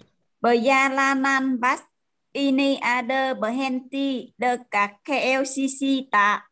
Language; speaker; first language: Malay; non-native, learner; Vietnamese